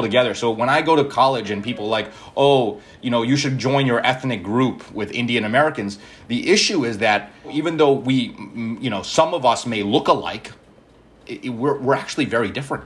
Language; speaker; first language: English; early bilingual, other home language; Malayalam